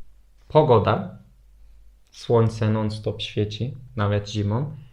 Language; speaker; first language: Polish; non-native, fluent; Turkish